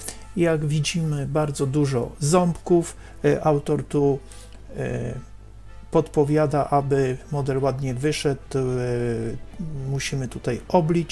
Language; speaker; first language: Polish; native; Polish